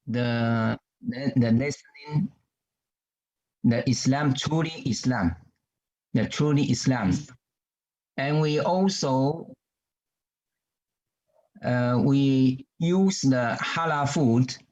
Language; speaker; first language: English; non-native, learner; Chinese